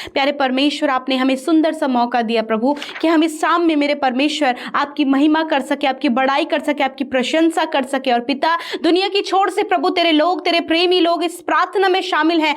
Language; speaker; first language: Hindi; native; Hindi